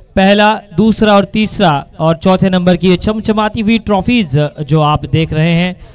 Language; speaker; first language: Hindi; non-native, local second language; Marathi